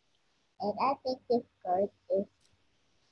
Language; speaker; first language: English; non-native, learner; Vietnamese